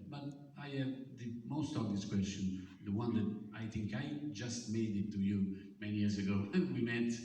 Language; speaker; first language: English; non-native, fluent; Italian